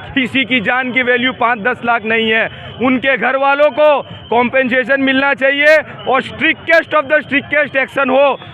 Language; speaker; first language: Hindi; non-native, local second language; Gujarati